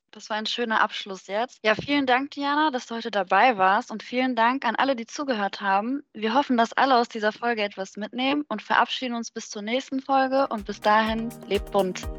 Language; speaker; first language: German; native; German